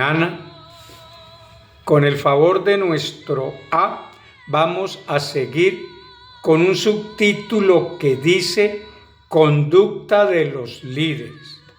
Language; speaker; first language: Spanish; native; Spanish